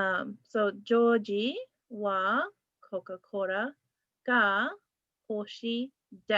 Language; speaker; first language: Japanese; non-native, fluent; English